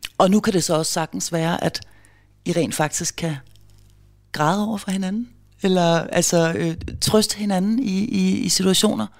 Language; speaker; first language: Danish; native; Danish